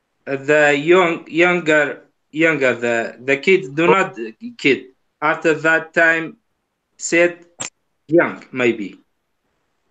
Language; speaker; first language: English; non-native, learner; Kurdish